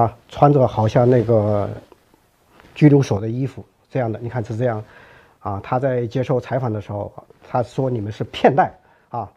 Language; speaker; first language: Chinese; native; Chinese